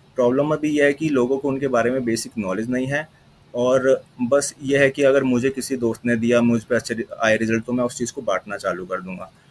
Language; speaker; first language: Hindi; native; Hindi